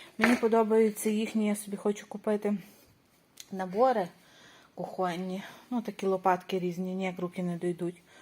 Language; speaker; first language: Ukrainian; native; Ukrainian